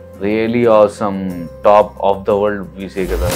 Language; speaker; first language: Telugu; non-native, local second language; Hindi